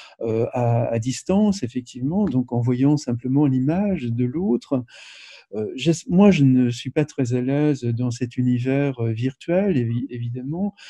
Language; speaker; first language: French; native; French